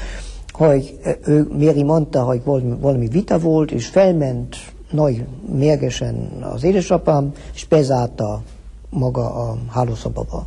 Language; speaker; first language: Hungarian; early bilingual, heritage; Hungarian